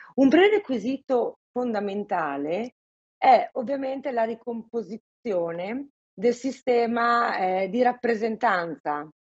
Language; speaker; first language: Italian; native; Italian